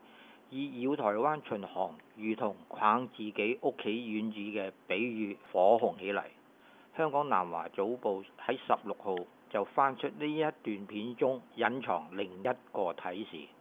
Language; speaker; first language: Chinese; non-native, local second language; Cantonese